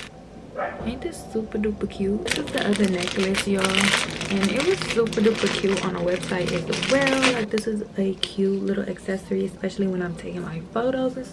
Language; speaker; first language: English; native; English